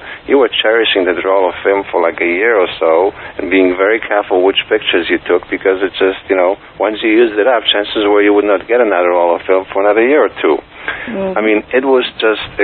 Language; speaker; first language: English; non-native, fluent; Polish